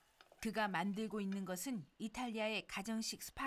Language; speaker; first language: Korean; native; Korean